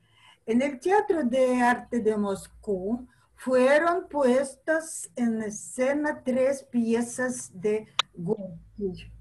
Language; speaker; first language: Spanish; non-native, fluent; Russian